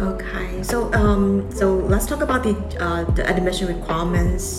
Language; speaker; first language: English; non-native, fluent; Chinese